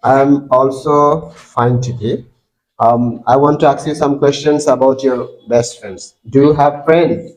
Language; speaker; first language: English; non-native, fluent; Bangla